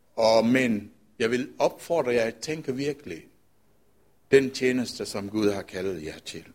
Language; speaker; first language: Danish; non-native, fluent; Tamil